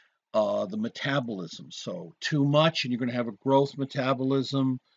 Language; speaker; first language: English; native; English